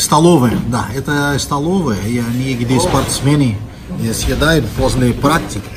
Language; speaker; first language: Russian; non-native, fluent; Portuguese